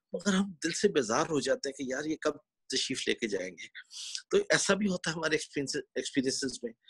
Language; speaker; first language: Urdu; native; Urdu